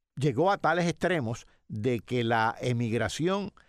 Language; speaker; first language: Spanish; native; Spanish